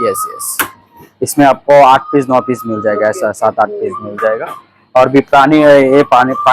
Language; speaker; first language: Hindi; non-native, fluent; Malayalam